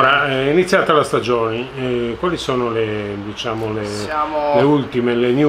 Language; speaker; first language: Italian; native; Italian